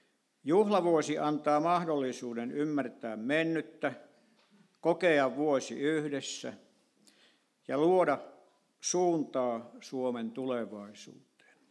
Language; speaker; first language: Finnish; native; Finnish